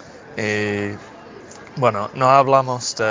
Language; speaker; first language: Spanish; non-native, fluent; English